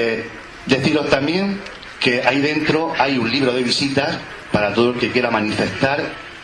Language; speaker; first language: Spanish; native; Spanish